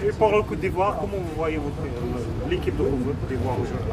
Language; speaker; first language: French; non-native, local second language; Arabic